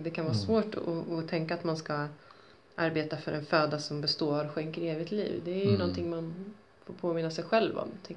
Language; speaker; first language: Swedish; native; Swedish